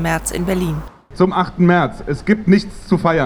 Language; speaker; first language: German; native; German